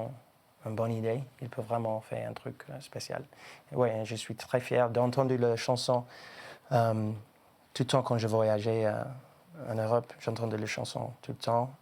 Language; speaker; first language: French; non-native, learner; English